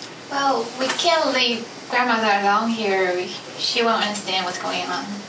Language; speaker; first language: English; native; English